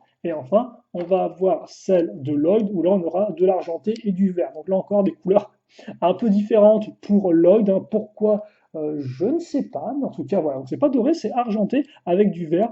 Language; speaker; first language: French; native; French